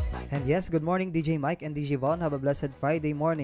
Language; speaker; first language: English; non-native, local second language; Filipino